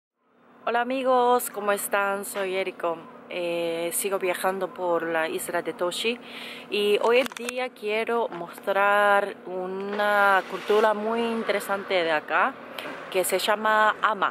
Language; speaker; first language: Spanish; non-native, learner; Japanese